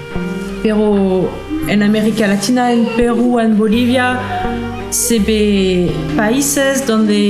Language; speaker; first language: Spanish; non-native, learner; French